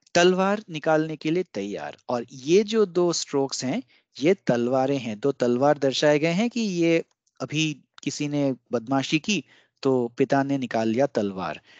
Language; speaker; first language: Hindi; non-native, local second language; Bangla